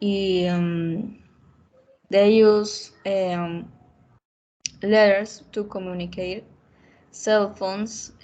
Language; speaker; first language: English; non-native, learner; Spanish